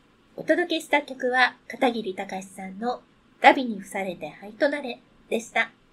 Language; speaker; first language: Japanese; native; Japanese